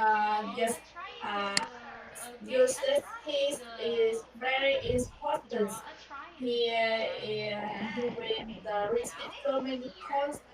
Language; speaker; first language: English; non-native, learner; Vietnamese